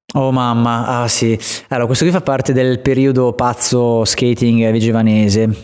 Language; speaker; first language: Italian; native; Italian